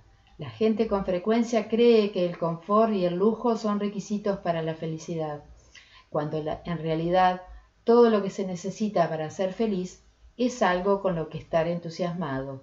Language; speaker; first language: Spanish; native; Spanish